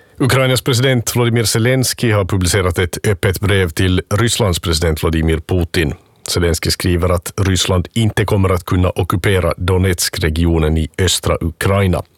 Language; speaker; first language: Swedish; native; Swedish